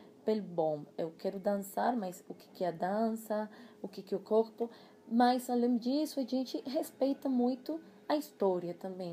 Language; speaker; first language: Portuguese; non-native, fluent; Spanish